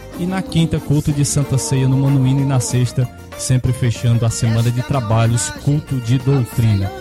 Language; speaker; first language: Portuguese; native; Portuguese